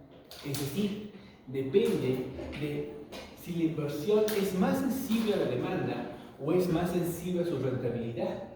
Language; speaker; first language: Spanish; native; Spanish